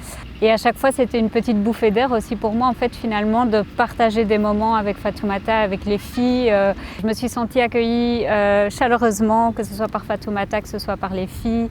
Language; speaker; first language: French; native; French